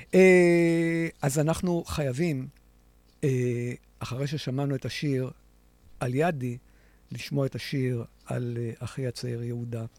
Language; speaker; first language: Hebrew; native; Hebrew